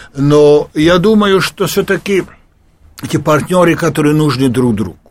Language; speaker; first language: Russian; non-native, fluent; Hungarian